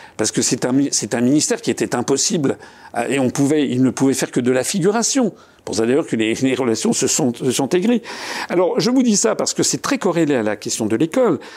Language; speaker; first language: French; native; French